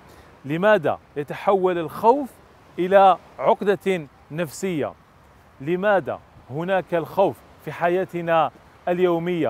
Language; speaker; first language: Arabic; native; Arabic